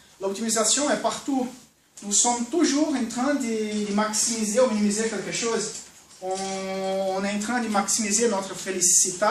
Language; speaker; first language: French; non-native, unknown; Portuguese